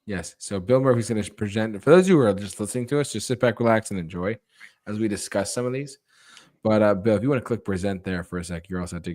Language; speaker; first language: English; native; English